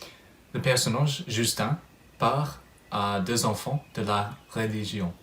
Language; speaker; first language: French; non-native, fluent; English